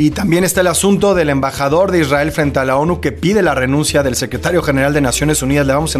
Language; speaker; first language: Spanish; native; Spanish